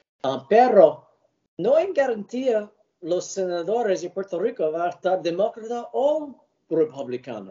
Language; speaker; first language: Spanish; early bilingual, heritage; English